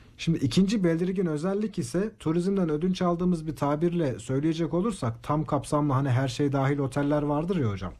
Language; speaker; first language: Turkish; native; Turkish